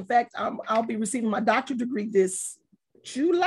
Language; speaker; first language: English; native; English